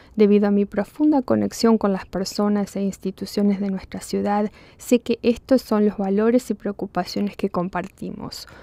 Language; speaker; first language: Spanish; early bilingual, heritage; Spanish